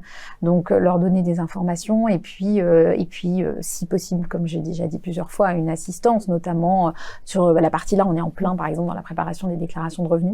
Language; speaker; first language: French; native; French